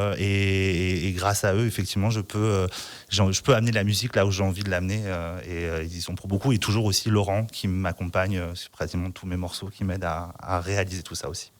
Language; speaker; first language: French; native; French